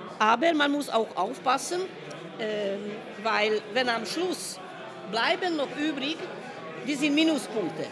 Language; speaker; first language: German; non-native, fluent; Hungarian